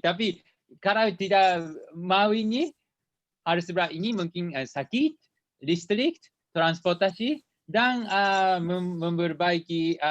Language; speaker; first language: Indonesian; non-native, learner; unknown